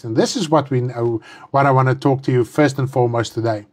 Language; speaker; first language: English; non-native, local second language; Afrikaans